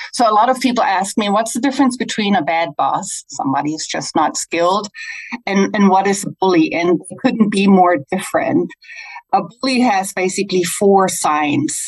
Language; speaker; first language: English; non-native, fluent; German